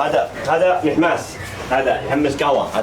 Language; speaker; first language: Arabic; non-native, learner; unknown